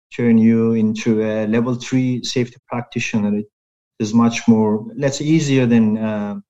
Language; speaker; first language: English; non-native, fluent; Turkish